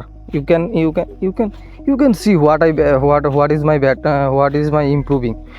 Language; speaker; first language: English; non-native, learner; Hindi